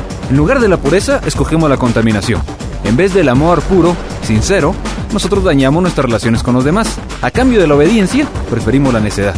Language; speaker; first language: Spanish; native; Spanish